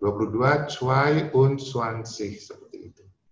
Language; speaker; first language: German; non-native, fluent; Indonesian